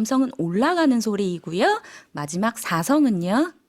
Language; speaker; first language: Korean; native; Korean